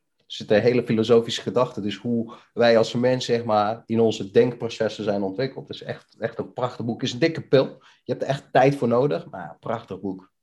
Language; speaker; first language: Dutch; early bilingual, other home language; Bosnian